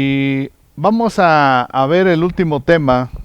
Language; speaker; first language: Spanish; native; Spanish